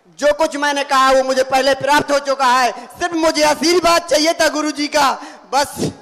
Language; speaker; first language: Hindi; native; Hindi